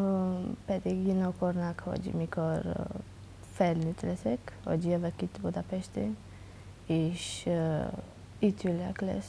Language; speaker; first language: Hungarian; non-native, local second language; Romanian